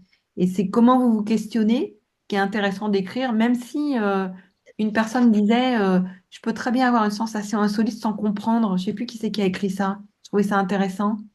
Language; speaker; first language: French; native; French